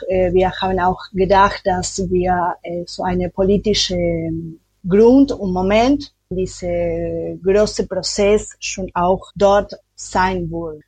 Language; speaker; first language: German; non-native, learner; Spanish